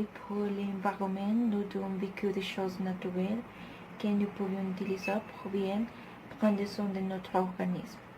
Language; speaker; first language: French; non-native, learner; Spanish